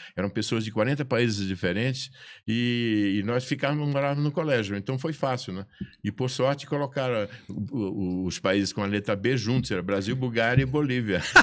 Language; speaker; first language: Portuguese; native; Portuguese